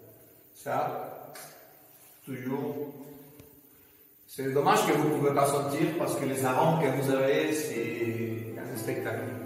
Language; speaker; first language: French; non-native, fluent; Spanish